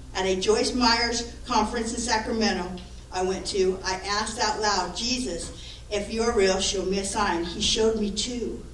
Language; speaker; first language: English; native; English